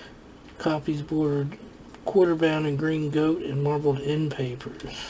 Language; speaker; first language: English; native; English